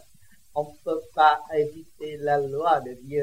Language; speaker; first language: French; non-native, learner; Vietnamese